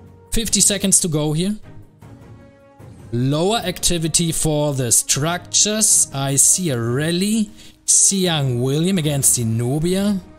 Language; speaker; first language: English; non-native, fluent; German